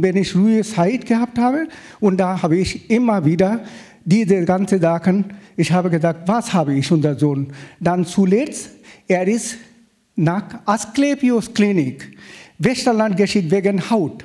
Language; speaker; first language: German; non-native, fluent; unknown